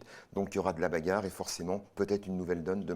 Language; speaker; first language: French; native; French